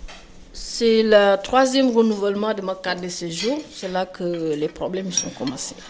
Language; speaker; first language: French; non-native, local second language; Wolof